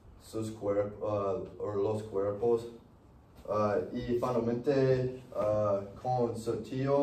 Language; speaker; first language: Spanish; non-native, learner; English